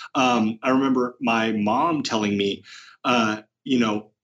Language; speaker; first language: English; native; English